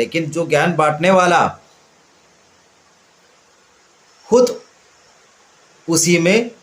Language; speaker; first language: Hindi; non-native, local second language; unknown